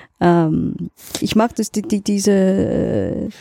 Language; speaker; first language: German; non-native, learner; Portuguese